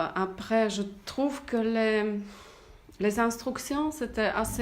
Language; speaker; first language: French; non-native, fluent; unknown